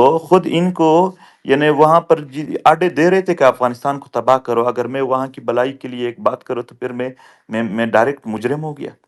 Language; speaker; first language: Urdu; non-native, local second language; Pashto